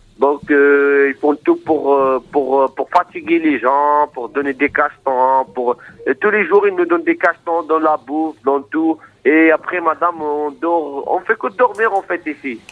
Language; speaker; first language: French; non-native, local second language; Arabic